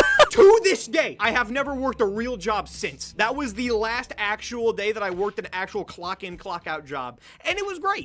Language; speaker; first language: English; native; English